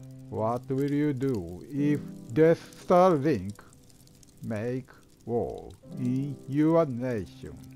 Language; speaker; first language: English; non-native, learner; Japanese